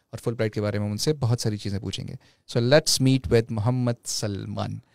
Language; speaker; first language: English; non-native, local second language; Pashto